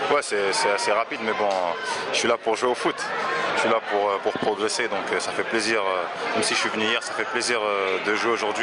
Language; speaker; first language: French; native; French